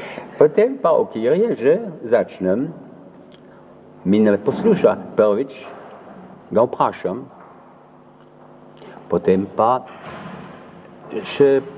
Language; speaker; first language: Slovenian; early bilingual, heritage; French